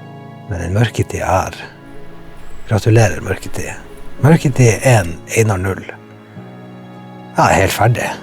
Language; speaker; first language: Norwegian; native; Norwegian